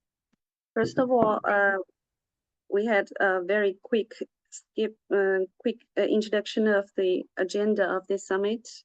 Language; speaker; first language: English; non-native, fluent; Chinese